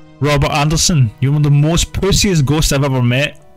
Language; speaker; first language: English; native; English